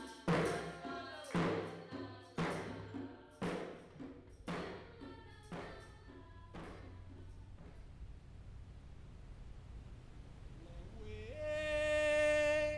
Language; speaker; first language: English; non-native, learner; Ewe